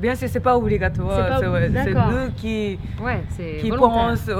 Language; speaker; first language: French; non-native, learner; Japanese